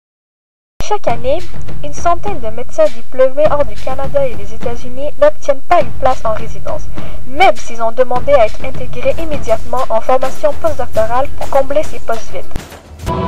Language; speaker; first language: French; native; French